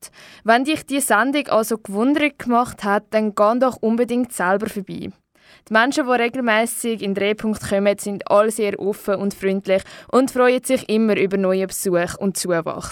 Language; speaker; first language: German; native; German